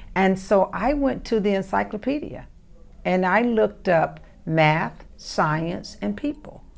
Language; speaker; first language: English; native; English